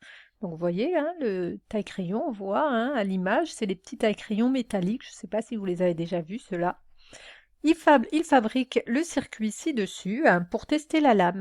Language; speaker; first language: French; native; French